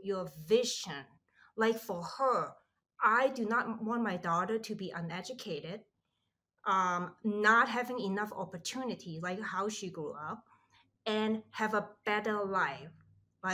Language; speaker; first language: English; non-native, local second language; Cantonese